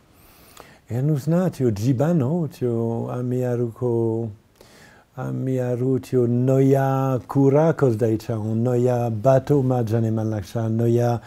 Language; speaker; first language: Nepali; non-native, learner; French